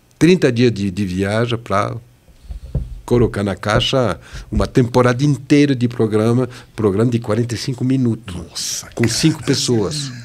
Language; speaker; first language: Portuguese; non-native, fluent; French